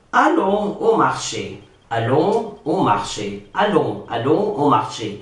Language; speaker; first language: French; non-native, fluent; Arabic